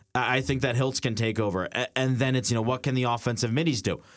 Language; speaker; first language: English; native; English